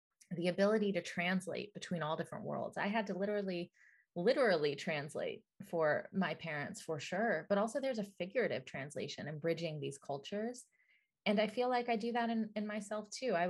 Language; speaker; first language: English; native; English